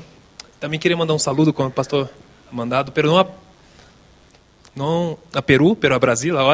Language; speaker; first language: Spanish; non-native, local second language; Portuguese